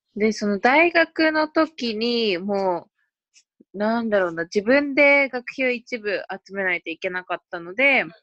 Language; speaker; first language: Japanese; early bilingual, other home language; Spanish